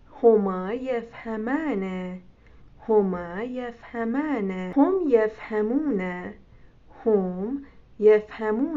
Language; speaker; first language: Arabic; non-native, fluent; Persian